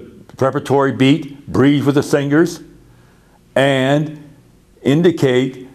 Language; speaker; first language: English; native; English